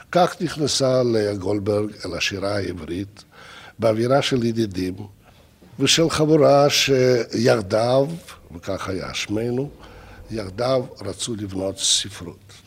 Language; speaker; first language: Hebrew; non-native, fluent; Russian